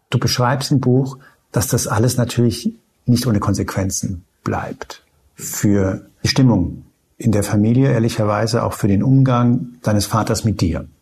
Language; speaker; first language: German; early bilingual, other home language; Spanish